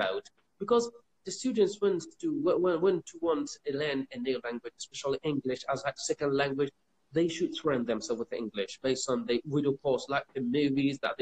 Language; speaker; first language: English; non-native, fluent; Persian